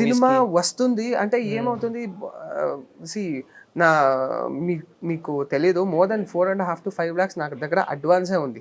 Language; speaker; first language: Telugu; non-native, learner; Kannada